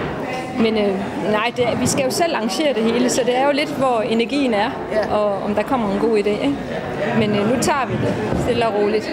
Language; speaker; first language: Danish; native; Danish